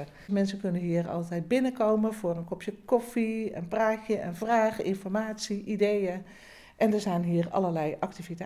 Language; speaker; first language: Dutch; native; Dutch